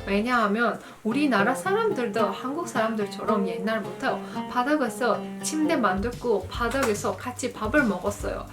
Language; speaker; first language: Korean; non-native, fluent; Azerbaijani